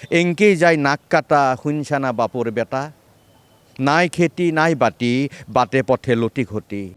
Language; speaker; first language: Assamese; native; Assamese